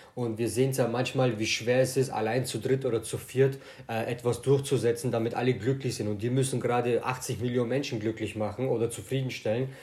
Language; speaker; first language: German; native; German